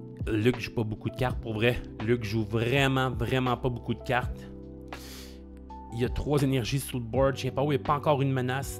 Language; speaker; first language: French; native; French